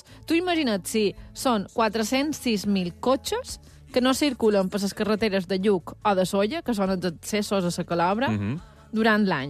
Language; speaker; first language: Catalan; native; Catalan